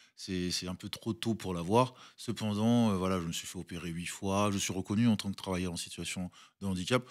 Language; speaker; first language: French; early bilingual, other home language; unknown